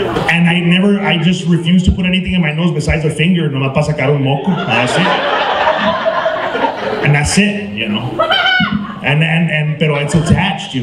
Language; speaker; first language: English; early bilingual, other home language; Spanish